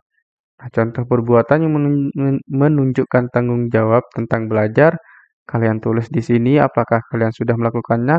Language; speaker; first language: Indonesian; native; Indonesian